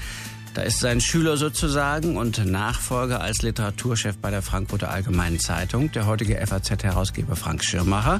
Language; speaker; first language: German; native; German